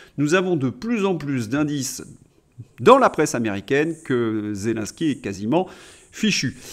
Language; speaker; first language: French; native; French